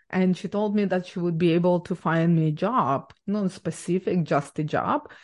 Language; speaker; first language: English; non-native, fluent; Ukrainian